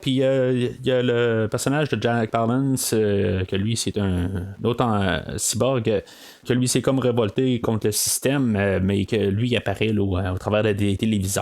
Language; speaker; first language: French; native; French